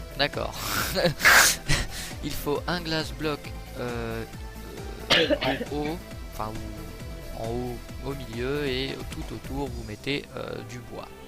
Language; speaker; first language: French; native; French